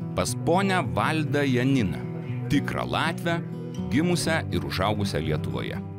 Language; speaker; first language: Lithuanian; native; Lithuanian